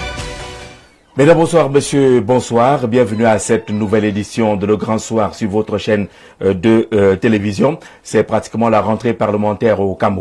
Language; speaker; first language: French; native; French